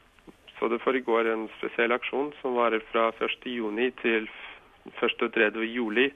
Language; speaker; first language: Norwegian; non-native, fluent; Russian